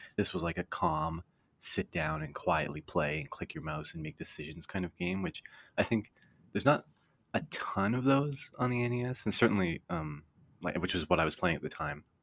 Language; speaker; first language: English; native; English